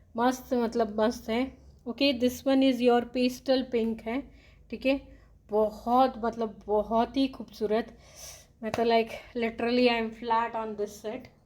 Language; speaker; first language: Hindi; non-native, local second language; Telugu